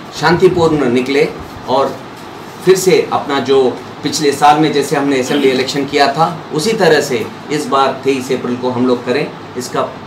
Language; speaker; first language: Hindi; non-native, local second language; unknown